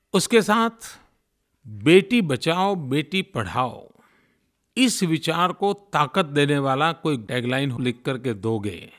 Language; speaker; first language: Hindi; non-native, local second language; Gujarati